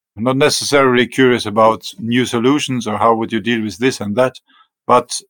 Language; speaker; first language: English; non-native, fluent; German